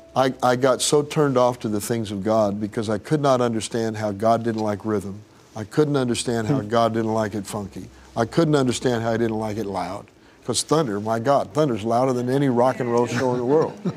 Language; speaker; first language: English; native; English